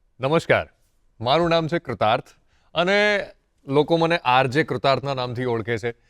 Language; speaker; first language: Gujarati; native; Gujarati